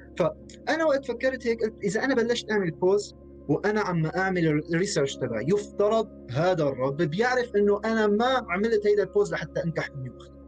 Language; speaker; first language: Arabic; native; Arabic